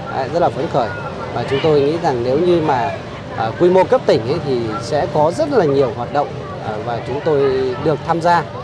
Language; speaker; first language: Vietnamese; non-native, local second language; Hmong